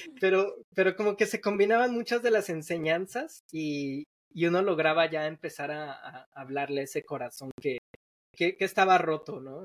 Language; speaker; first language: Spanish; native; Spanish